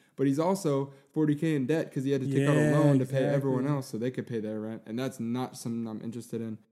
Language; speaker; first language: English; native; English